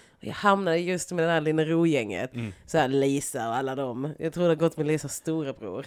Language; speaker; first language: Swedish; native; Swedish